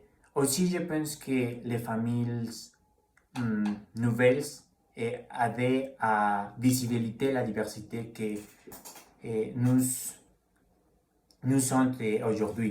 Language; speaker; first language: French; non-native, learner; Spanish